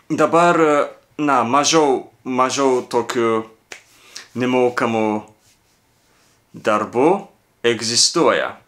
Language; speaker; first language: Lithuanian; non-native, fluent; Japanese